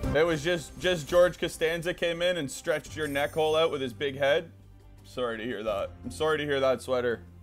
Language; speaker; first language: English; native; English